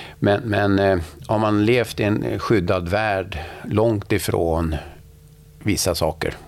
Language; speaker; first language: Swedish; native; Swedish